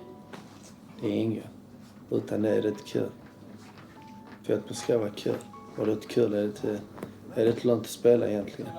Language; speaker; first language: Swedish; early bilingual, other home language; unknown